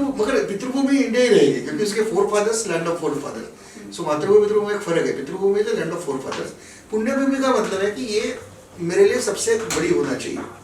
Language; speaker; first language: Hindi; non-native, local second language; Marathi